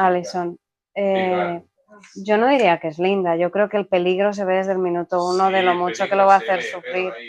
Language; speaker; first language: Spanish; native; Spanish